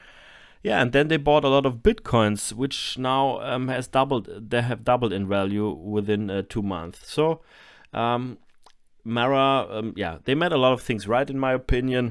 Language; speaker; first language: English; non-native, fluent; German